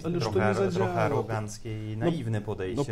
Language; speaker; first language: Polish; non-native, fluent; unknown